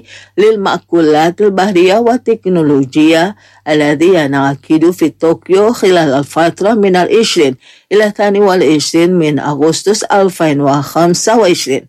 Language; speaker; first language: Arabic; non-native, fluent; Indonesian